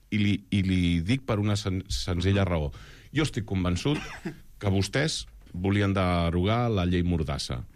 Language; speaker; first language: Catalan; native; Catalan